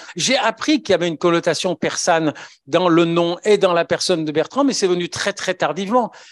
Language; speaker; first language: French; native; French